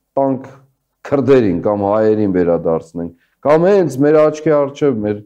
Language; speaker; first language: Armenian; native; Armenian